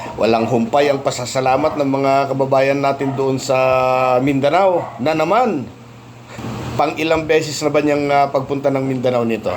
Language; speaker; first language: Filipino; native; Filipino